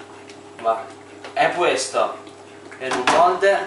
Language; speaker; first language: Spanish; non-native, fluent; Italian